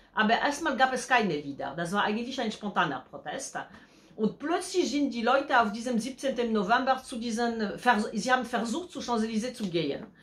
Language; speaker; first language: German; non-native, fluent; Polish